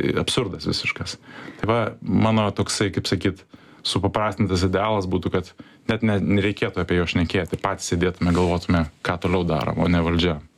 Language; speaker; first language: Lithuanian; early bilingual, heritage; Lithuanian